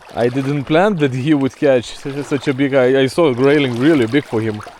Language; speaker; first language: English; non-native, learner; Lithuanian